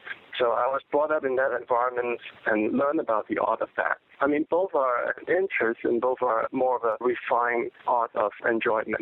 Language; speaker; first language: English; non-native, local second language; Cantonese